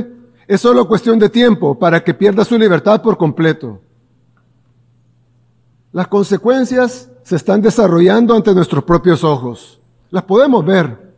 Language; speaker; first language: Spanish; native; Spanish